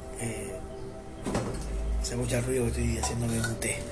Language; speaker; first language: Spanish; native; Spanish